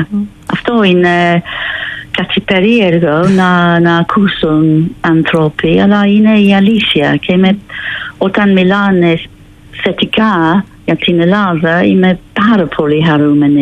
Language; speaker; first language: Greek; non-native, learner; English